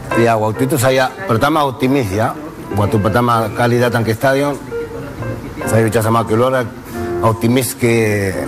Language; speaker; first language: Indonesian; non-native, fluent; Spanish